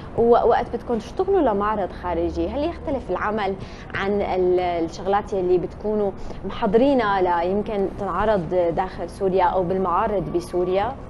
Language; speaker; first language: Arabic; native; Arabic